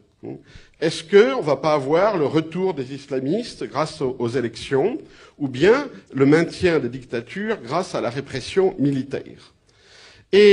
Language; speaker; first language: French; native; French